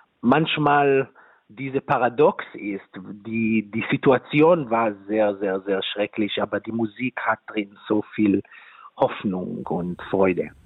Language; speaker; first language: German; non-native, fluent; Hebrew